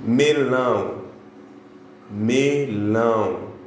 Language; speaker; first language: Portuguese; non-native, fluent; Haitian Creole